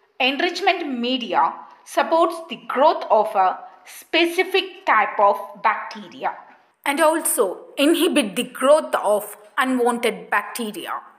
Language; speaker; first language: English; non-native, local second language; Malayalam